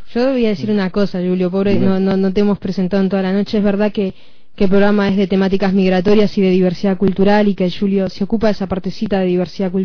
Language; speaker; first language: Spanish; native; Spanish